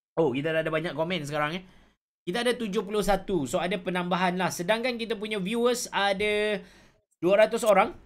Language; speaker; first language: Malay; native; Malay